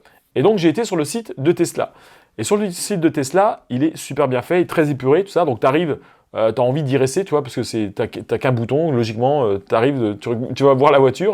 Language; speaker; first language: French; native; French